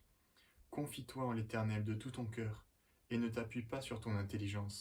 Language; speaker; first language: French; native; French